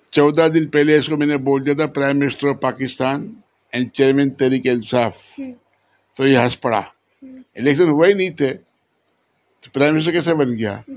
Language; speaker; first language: Urdu; non-native, local second language; Memoni